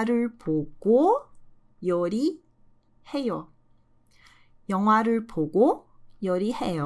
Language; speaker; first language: Korean; non-native, fluent; Portuguese